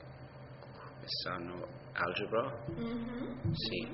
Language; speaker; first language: Italian; non-native, learner; English